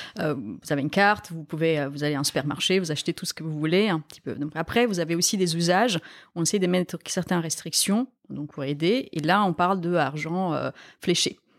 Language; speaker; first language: French; non-native, fluent; Romanian